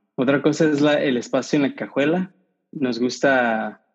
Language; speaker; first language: Spanish; early bilingual, heritage; Spanish